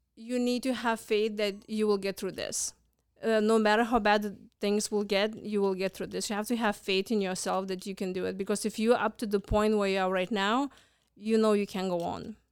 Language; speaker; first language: English; non-native, fluent; Lithuanian